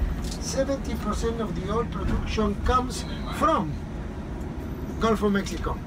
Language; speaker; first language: English; non-native, fluent; Spanish